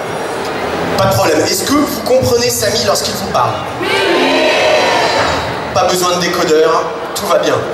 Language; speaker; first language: French; native; French